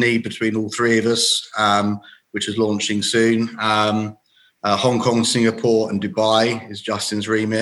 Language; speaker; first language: English; native; English